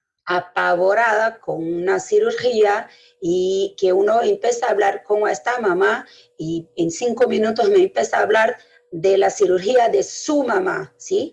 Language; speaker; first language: Spanish; non-native, fluent; Portuguese